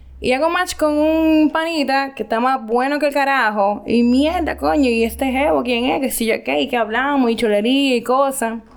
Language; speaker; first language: Spanish; native; Spanish